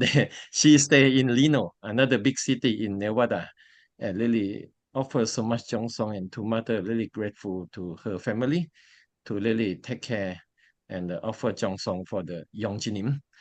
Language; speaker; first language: English; non-native, learner; Thai